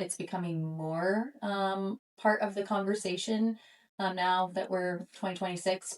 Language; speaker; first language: English; native; English